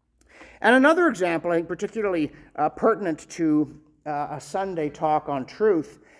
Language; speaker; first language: English; native; English